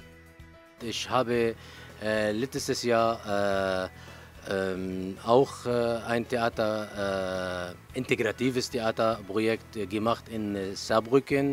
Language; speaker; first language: German; non-native, learner; Arabic